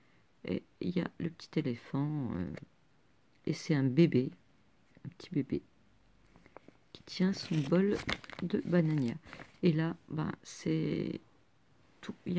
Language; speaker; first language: French; native; French